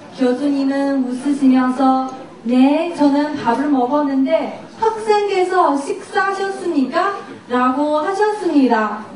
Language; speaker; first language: Korean; non-native, learner; Chinese